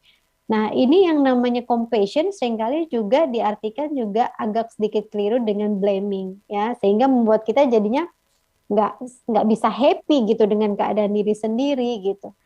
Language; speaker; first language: Indonesian; native; Indonesian